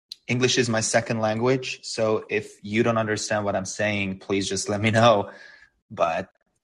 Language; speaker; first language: English; non-native, fluent; Hungarian